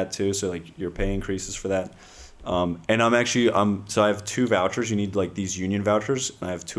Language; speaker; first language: English; native; English